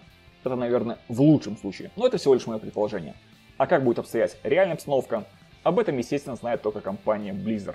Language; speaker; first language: Russian; native; Russian